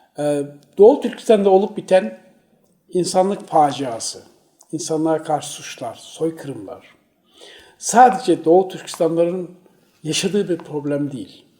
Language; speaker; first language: Turkish; native; Turkish